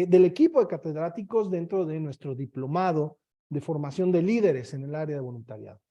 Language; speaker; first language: Spanish; native; Spanish